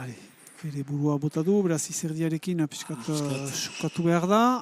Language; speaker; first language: Basque; native; Basque